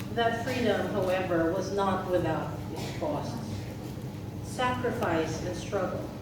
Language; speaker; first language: English; non-native, local second language; Filipino